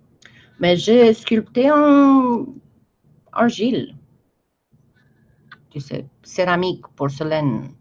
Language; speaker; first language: French; non-native, fluent; Romanian